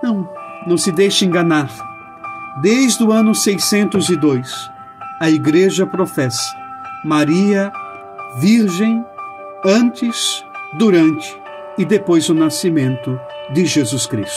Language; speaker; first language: Portuguese; native; Portuguese